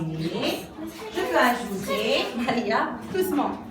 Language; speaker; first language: French; non-native, local second language; Arabic